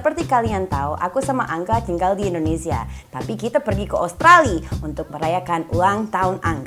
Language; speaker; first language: Indonesian; non-native, fluent; English